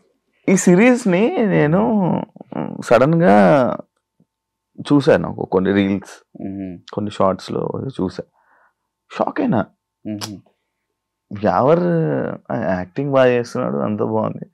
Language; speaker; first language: Telugu; native; Telugu